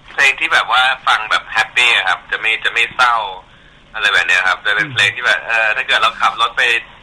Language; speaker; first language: Thai; early bilingual, heritage; Thai